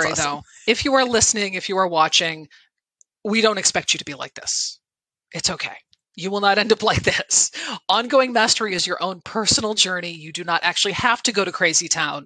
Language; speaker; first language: English; native; English